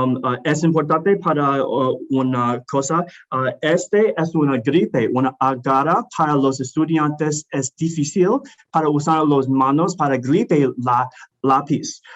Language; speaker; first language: Spanish; non-native, learner; English